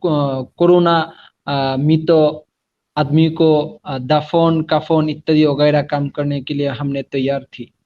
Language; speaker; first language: Hindi; non-native, learner; Bangla